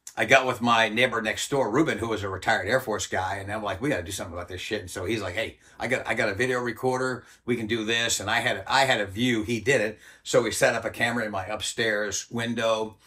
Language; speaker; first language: English; native; English